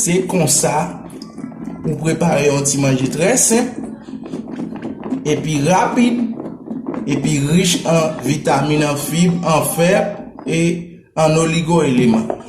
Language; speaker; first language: French; non-native, local second language; Haitian Creole